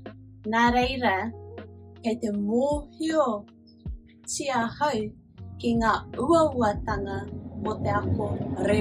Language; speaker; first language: Māori; non-native, local second language; English